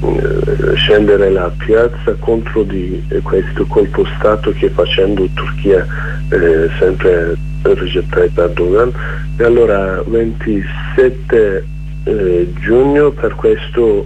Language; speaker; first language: Italian; non-native, learner; Kurdish